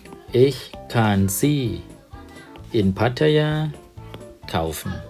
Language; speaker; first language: German; non-native, fluent; Thai